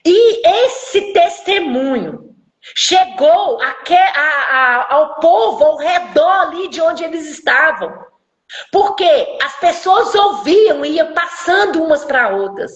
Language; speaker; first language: Portuguese; native; Portuguese